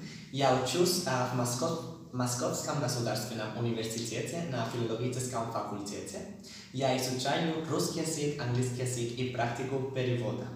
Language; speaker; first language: Russian; non-native, learner; Basque